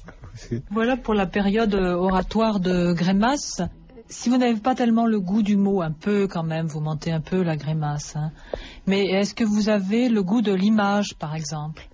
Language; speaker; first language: French; native; French